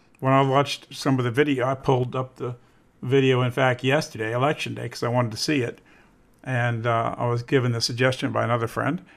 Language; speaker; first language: English; native; English